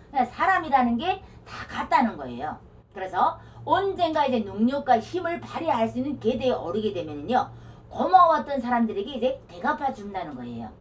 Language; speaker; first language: Korean; native; Korean